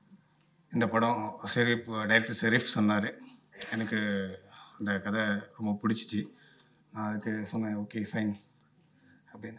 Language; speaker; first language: Tamil; non-native, local second language; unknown